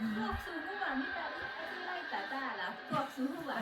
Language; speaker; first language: Finnish; non-native, learner; Thai